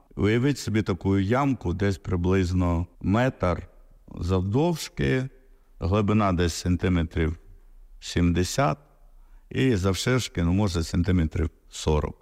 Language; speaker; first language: Ukrainian; non-native, local second language; Russian